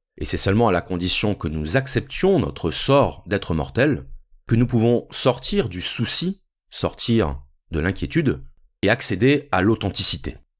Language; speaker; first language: French; native; French